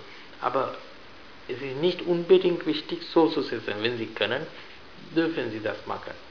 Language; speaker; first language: German; non-native, fluent; Sinhala